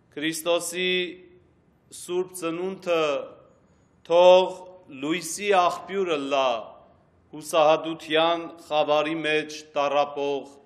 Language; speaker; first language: Armenian; early bilingual, heritage; Armenian